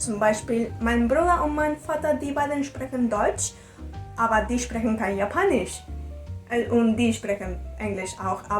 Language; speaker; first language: German; non-native, learner; Spanish